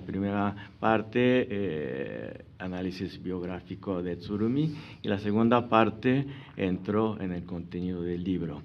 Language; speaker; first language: Spanish; non-native, fluent; Japanese